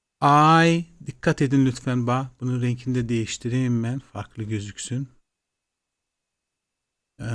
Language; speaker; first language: Turkish; non-native, fluent; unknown